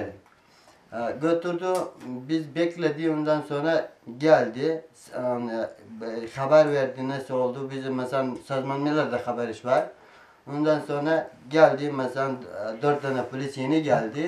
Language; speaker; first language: Turkish; non-native, learner; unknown